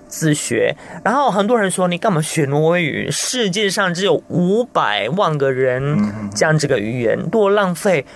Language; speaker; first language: Chinese; non-native, fluent; Italian